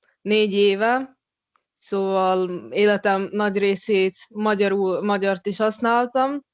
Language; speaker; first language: Hungarian; non-native, local second language; Russian